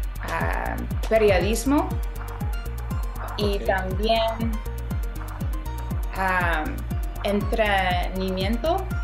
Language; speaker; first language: Spanish; non-native, fluent; English